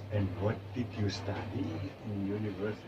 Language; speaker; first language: English; non-native, fluent; German